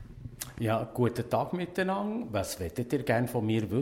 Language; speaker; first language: German; native; German